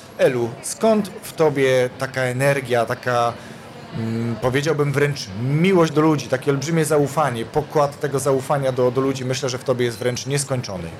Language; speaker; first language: Polish; native; Polish